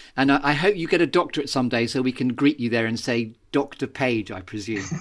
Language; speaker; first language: English; native; English